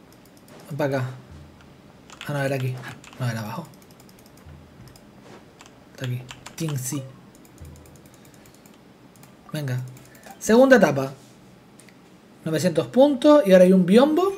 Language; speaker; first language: Spanish; native; Spanish